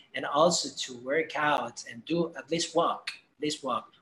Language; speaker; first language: English; non-native, fluent; Spanish